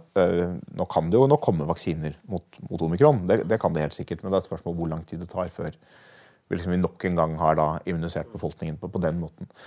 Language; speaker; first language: Norwegian; native; Norwegian